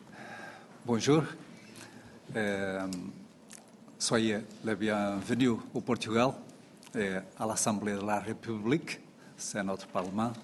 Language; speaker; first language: French; non-native, fluent; Portuguese